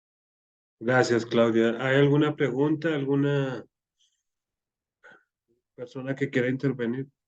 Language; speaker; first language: Spanish; native; Spanish